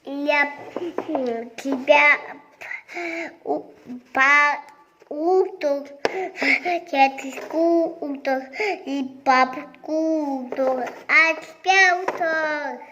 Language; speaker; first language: Russian; non-native, local second language; Kazakh